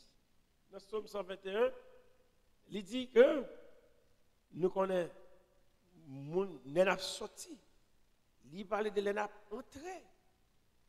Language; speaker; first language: French; non-native, local second language; Haitian Creole